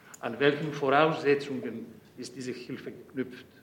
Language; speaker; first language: German; non-native, fluent; Greek